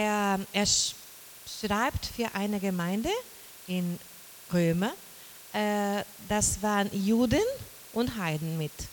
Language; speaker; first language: German; non-native, learner; Portuguese